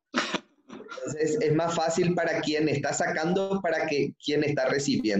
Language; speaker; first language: Spanish; native; Spanish